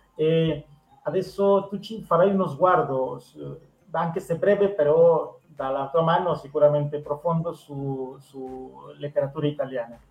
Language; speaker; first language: Italian; non-native, fluent; Spanish